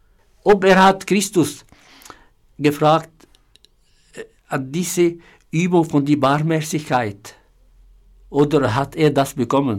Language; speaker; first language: German; non-native, fluent; Arabic